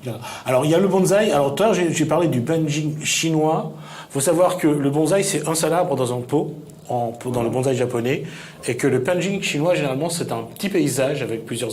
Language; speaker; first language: French; native; French